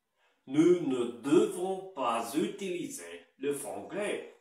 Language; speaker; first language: French; non-native, learner; English